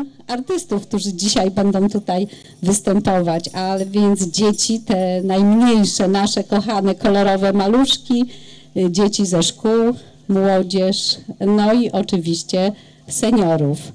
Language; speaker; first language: Polish; native; Polish